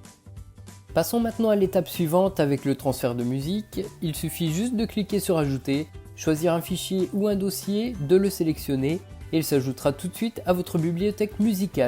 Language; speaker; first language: French; native; French